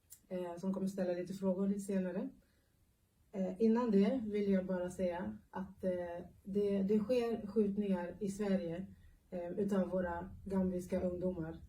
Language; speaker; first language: Swedish; early bilingual, other home language; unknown